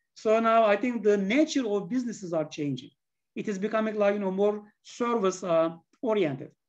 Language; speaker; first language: English; non-native, fluent; Turkish